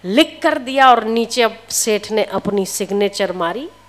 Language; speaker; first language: Hindi; non-native, local second language; Gujarati